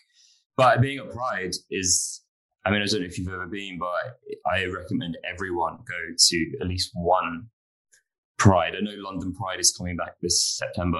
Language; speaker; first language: English; native; English